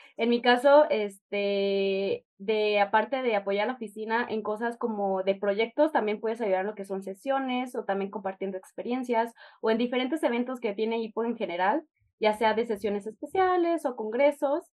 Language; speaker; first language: Spanish; native; Spanish